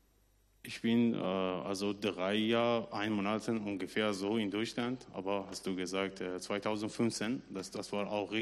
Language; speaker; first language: German; non-native, learner; Persian